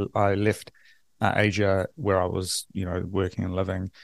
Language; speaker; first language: English; native; English